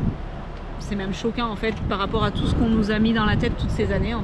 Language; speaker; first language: French; native; French